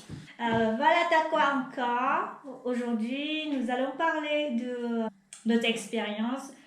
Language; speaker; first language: French; non-native, fluent; Vietnamese